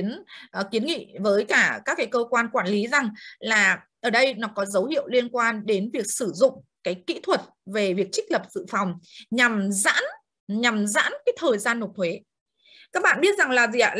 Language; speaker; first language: Vietnamese; native; Vietnamese